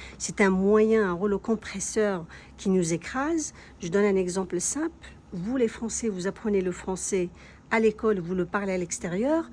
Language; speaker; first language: French; non-native, local second language; Kabyle